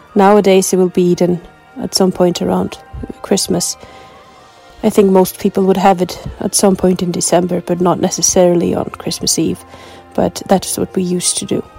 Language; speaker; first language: English; non-native, fluent; Icelandic